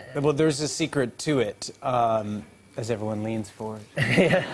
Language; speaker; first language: English; native; English